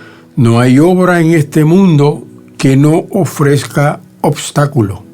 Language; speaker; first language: Spanish; native; Spanish